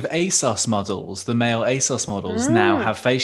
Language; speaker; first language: English; native; English